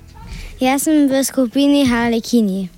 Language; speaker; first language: Slovenian; non-native, local second language; German